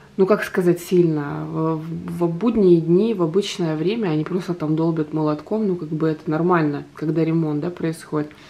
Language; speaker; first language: Russian; native; Russian